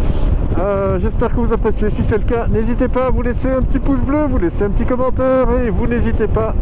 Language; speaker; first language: French; native; French